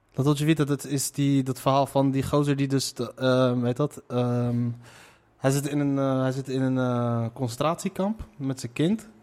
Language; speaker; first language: Dutch; early bilingual, other home language; Arabic